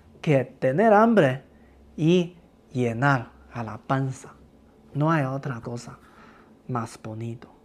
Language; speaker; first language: Spanish; non-native, learner; Chinese